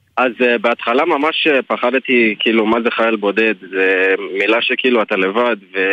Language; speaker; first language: Hebrew; non-native, fluent; English